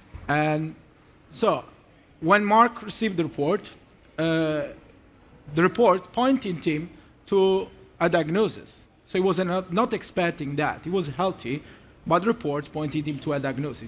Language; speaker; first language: English; non-native, fluent; Italian